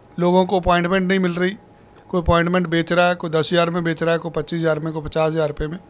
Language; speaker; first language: Hindi; native; Hindi